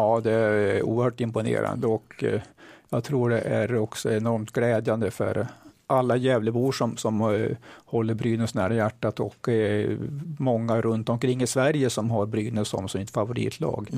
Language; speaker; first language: Swedish; native; Swedish